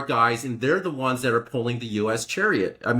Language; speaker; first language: English; native; English